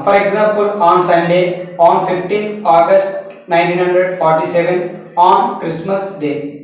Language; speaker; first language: English; non-native, local second language; Telugu